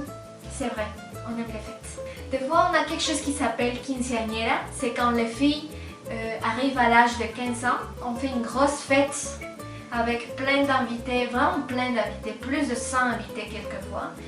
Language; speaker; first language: French; non-native, fluent; Spanish